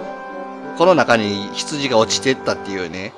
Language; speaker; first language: Japanese; native; Japanese